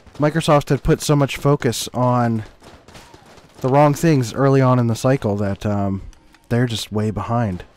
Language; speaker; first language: English; native; English